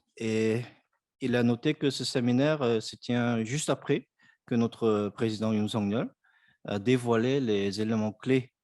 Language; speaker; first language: French; non-native, fluent; Korean